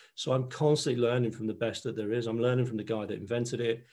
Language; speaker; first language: English; native; English